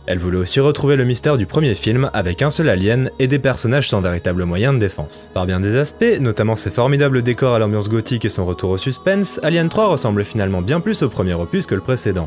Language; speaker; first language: French; native; French